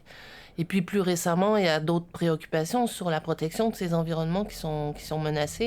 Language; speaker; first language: French; native; French